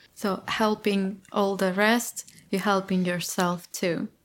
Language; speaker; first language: English; non-native, fluent; Ukrainian